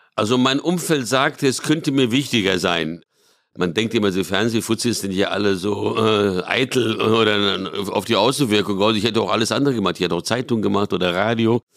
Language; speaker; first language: German; early bilingual, other home language; Hungarian